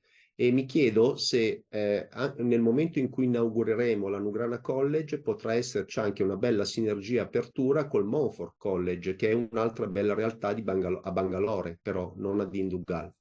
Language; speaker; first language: Italian; native; Italian